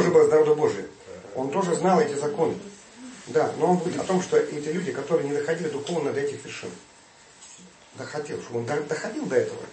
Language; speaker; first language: Russian; native; Russian